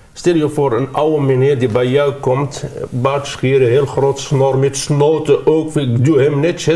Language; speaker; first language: Dutch; non-native, learner; Arabic